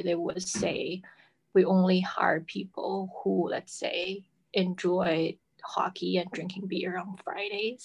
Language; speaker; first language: English; non-native, fluent; Chinese